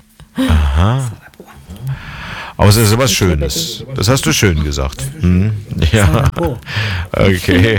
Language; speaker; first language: German; native; German